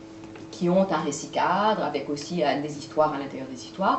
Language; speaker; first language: French; native; French